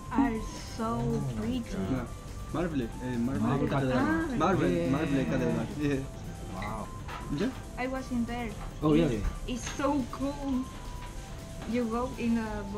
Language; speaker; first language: English; non-native, learner; Spanish